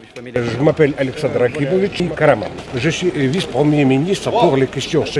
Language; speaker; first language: French; non-native, fluent; Russian